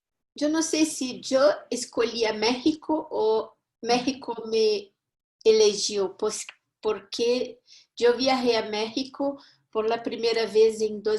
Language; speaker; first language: Spanish; non-native, fluent; Portuguese